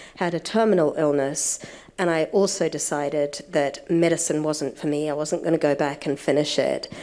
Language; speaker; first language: English; native; English